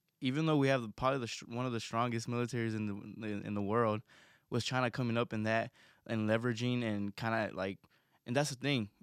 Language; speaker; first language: English; native; English